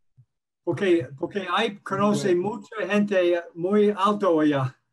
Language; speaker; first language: Spanish; non-native, learner; English